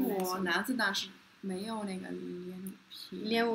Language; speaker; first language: Chinese; non-native, learner; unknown